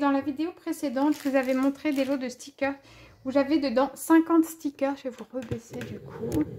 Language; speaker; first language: French; native; French